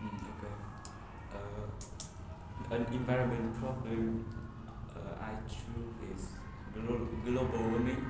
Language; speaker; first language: English; non-native, learner; Vietnamese